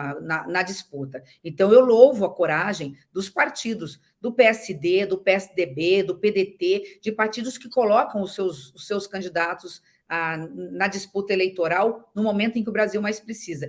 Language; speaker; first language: Portuguese; native; Portuguese